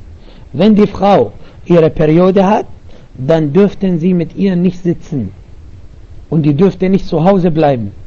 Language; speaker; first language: German; non-native, learner; Arabic